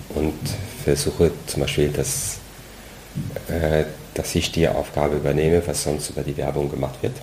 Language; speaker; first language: German; non-native, fluent; French